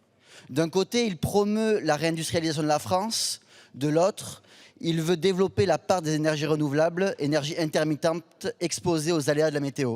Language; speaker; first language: French; native; French